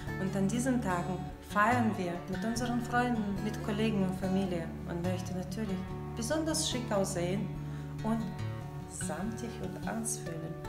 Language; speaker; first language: German; non-native, fluent; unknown